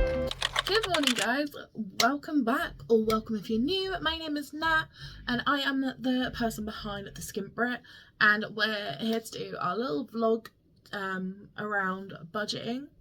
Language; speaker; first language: English; native; English